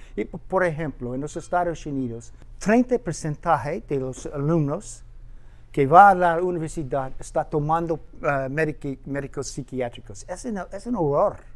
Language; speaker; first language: Spanish; non-native, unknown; English